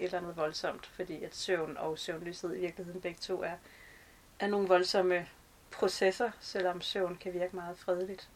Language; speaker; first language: Danish; native; Danish